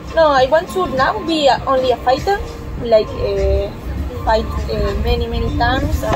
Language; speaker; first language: English; non-native, learner; Spanish